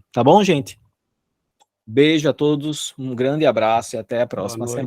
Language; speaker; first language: Portuguese; native; Portuguese